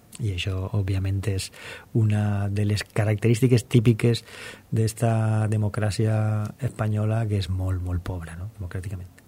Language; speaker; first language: Catalan; non-native, local second language; Spanish